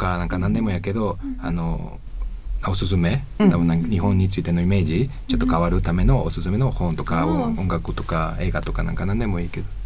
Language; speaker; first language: Japanese; non-native, fluent; Spanish